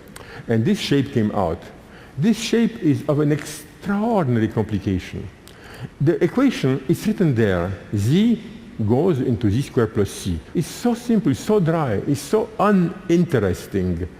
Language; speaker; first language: English; non-native, fluent; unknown